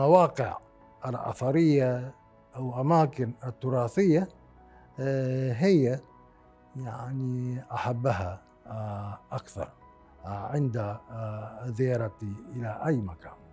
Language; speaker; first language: Arabic; non-native, fluent; Japanese